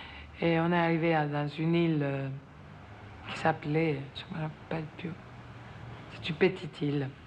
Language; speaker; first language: French; non-native, fluent; Italian